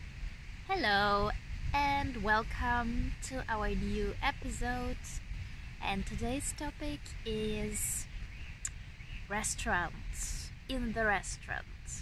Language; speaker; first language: English; non-native, fluent; Ukrainian